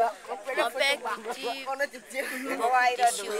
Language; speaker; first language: French; non-native, learner; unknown